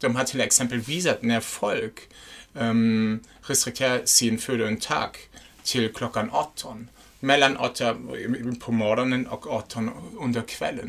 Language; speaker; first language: Swedish; non-native, fluent; German